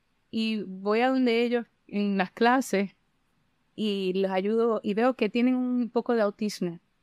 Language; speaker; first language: Spanish; early bilingual, heritage; Spanish